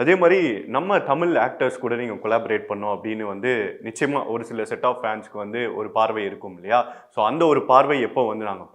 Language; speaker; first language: Tamil; native; Tamil